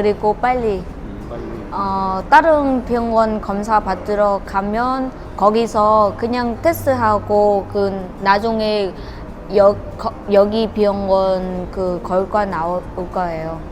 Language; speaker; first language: Korean; non-native, learner; Vietnamese